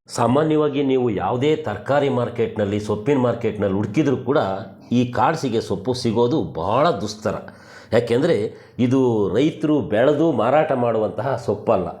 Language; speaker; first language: Kannada; native; Kannada